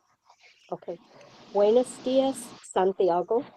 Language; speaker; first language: Spanish; non-native, learner; English